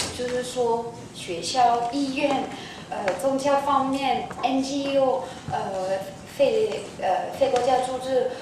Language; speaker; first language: Chinese; non-native, fluent; French